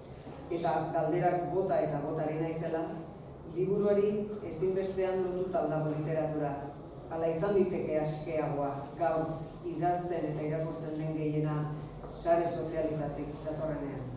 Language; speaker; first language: Basque; native; Basque